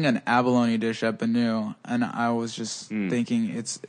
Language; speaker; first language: English; early bilingual, other home language; Spanish